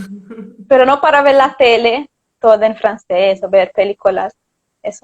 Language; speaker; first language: Spanish; non-native, fluent; Portuguese